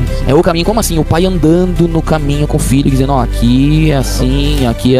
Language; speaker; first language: Portuguese; native; Portuguese